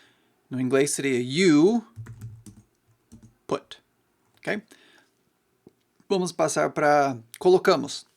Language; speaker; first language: Portuguese; non-native, fluent; English